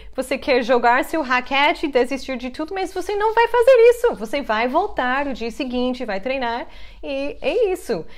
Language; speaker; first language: Portuguese; non-native, fluent; English